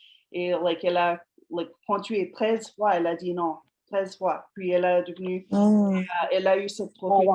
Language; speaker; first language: French; non-native, fluent; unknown